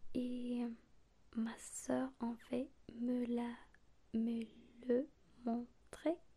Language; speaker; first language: French; non-native, learner; Spanish